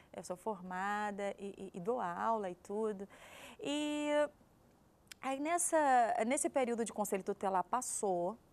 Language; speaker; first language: Portuguese; native; Portuguese